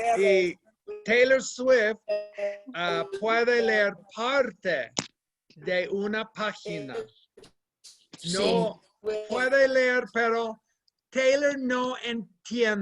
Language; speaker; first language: Spanish; non-native, fluent; English